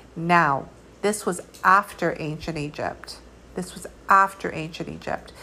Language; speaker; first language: English; early bilingual, other home language; Georgian